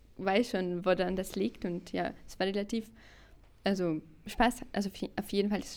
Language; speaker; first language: German; non-native, fluent; Russian